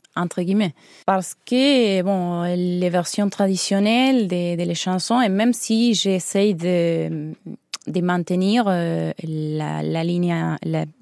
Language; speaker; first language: French; non-native, learner; Spanish